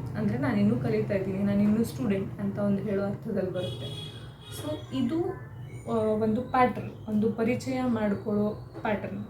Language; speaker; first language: Kannada; native; Kannada